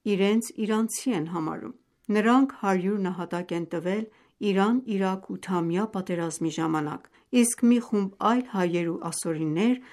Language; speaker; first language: Armenian; native; Armenian